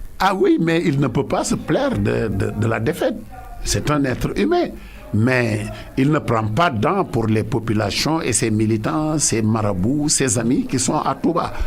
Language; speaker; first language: French; non-native, local second language; Wolof